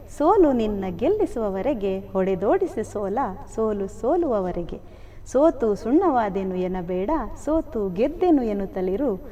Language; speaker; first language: Kannada; non-native, local second language; Tulu